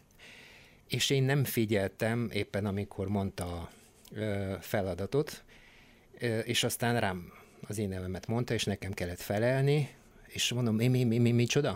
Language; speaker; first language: Hungarian; non-native, fluent; Bulgarian